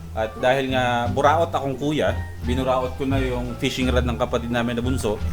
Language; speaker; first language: Filipino; native; Filipino